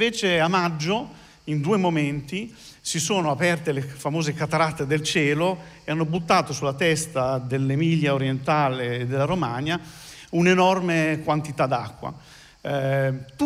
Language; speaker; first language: Italian; native; Italian